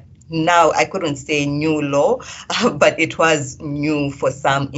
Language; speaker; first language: English; non-native, local second language; Shona